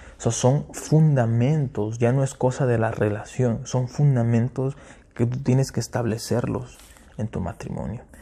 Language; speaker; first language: Spanish; early bilingual, heritage; Spanish